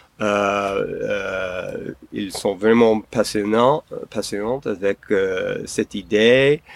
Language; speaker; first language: French; non-native, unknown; English